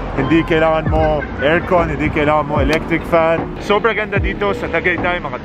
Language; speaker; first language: Filipino; non-native, learner; Arabic